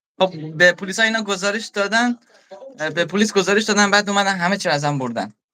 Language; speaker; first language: Persian; native; Persian